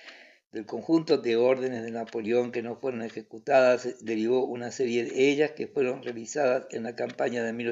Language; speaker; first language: Spanish; native; Spanish